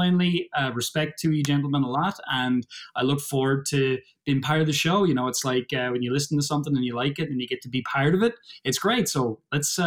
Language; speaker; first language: English; native; English